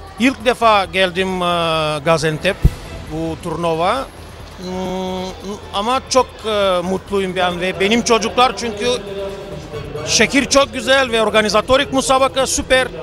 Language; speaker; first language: Turkish; non-native, learner; Bulgarian